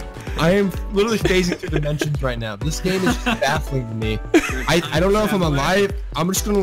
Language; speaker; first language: English; native; English